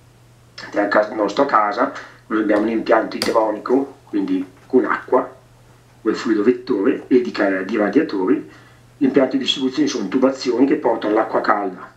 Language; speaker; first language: Italian; native; Italian